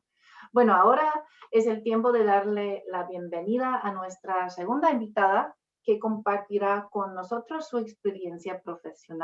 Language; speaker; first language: Spanish; non-native, fluent; English